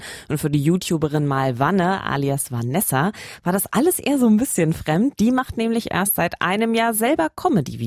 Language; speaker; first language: German; native; German